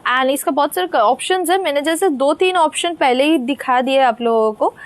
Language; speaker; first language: Hindi; non-native, local second language; Bangla